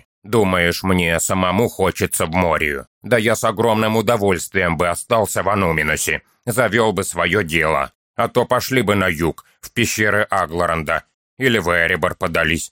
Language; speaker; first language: Russian; native; Russian